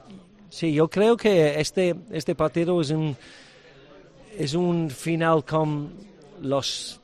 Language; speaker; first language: Spanish; non-native, learner; English